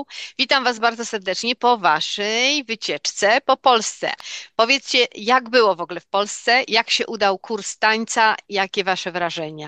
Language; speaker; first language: Polish; native; Polish